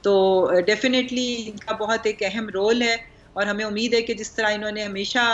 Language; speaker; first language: Urdu; native; Urdu